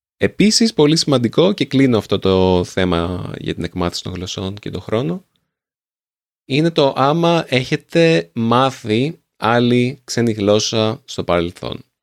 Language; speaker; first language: Greek; native; Greek